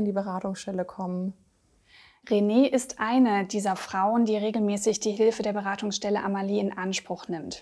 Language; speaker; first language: German; native; German